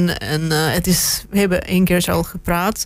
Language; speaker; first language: Dutch; non-native, fluent; Russian